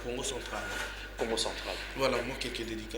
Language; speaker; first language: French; non-native, local second language; Lingala